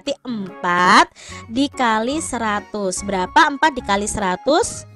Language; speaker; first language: Indonesian; native; Indonesian